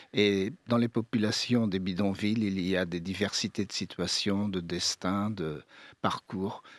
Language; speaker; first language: French; native; French